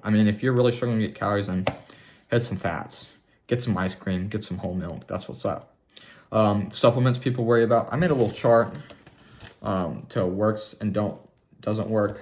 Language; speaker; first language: English; native; English